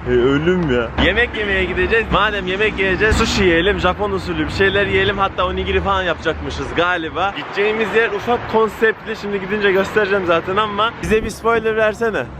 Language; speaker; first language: Turkish; non-native, fluent; Japanese